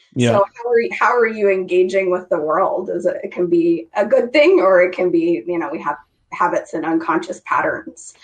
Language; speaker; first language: English; native; English